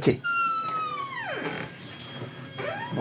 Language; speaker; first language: French; native; French